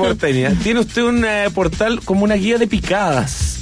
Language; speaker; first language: Spanish; native; Spanish